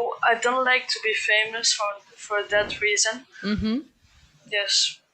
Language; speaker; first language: English; non-native, fluent; Greek